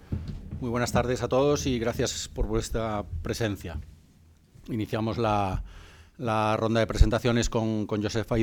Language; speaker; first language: Spanish; native; Spanish